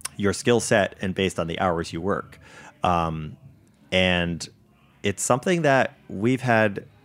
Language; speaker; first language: English; native; English